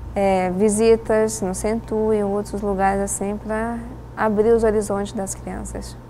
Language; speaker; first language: Portuguese; native; Portuguese